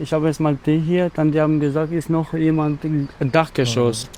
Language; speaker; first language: German; non-native, learner; Albanian